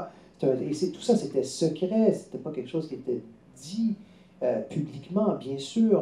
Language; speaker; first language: French; native; French